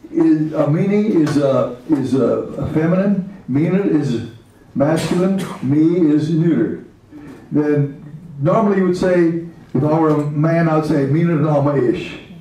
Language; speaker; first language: English; native; English